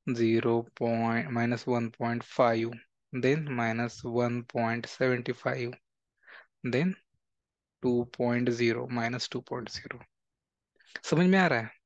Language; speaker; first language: Hindi; non-native, local second language; Marathi